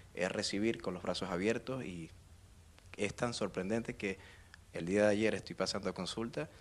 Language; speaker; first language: Spanish; native; Spanish